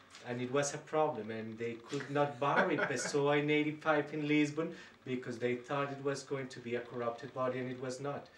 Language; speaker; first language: English; non-native, fluent; Spanish